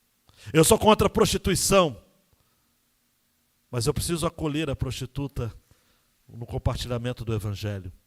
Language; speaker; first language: Portuguese; native; Portuguese